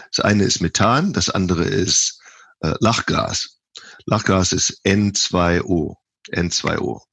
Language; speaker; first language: German; native; German